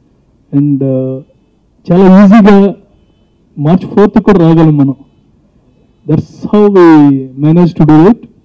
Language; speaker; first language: Telugu; native; Telugu